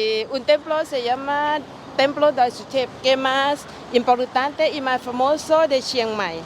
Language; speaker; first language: Spanish; non-native, learner; Thai